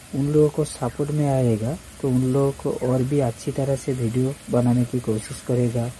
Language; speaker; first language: Hindi; non-native, local second language; Bangla